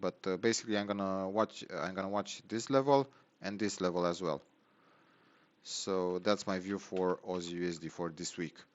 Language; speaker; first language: English; non-native, fluent; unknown